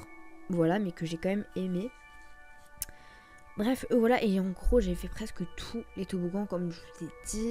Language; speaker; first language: French; native; French